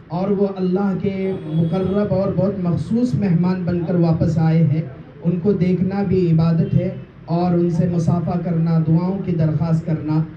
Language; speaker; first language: Urdu; native; Urdu